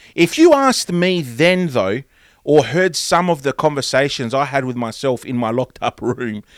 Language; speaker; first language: English; early bilingual, other home language; Greek